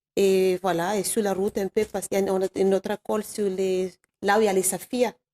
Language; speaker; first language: French; non-native, local second language; Malagasy